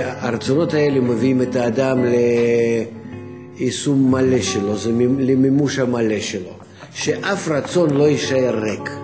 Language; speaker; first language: Hebrew; non-native, fluent; Russian